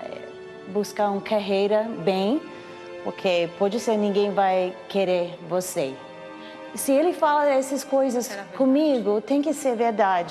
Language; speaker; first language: Portuguese; non-native, learner; English